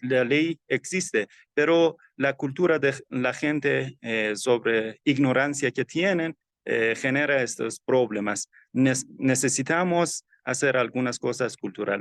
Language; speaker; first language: Spanish; non-native, fluent; Persian